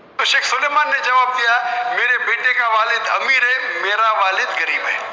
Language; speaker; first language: Hindi; non-native, local second language; Konkani